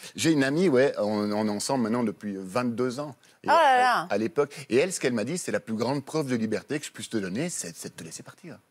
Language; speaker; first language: French; native; French